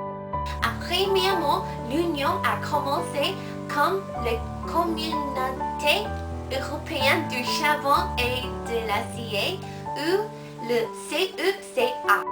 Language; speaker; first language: French; non-native, learner; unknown